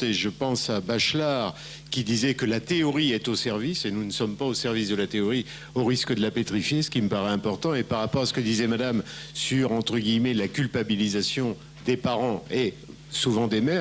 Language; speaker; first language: French; native; French